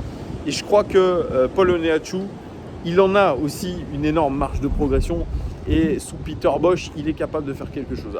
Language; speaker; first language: French; native; French